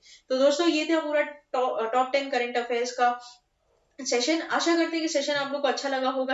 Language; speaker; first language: Hindi; native; Hindi